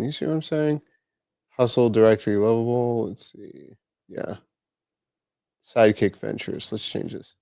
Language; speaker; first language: English; native; English